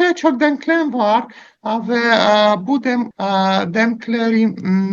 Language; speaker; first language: Turkish; non-native, learner; Russian